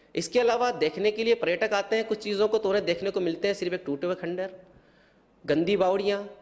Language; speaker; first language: Hindi; native; Hindi